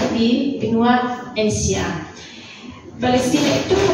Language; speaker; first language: Indonesian; non-native, fluent; Arabic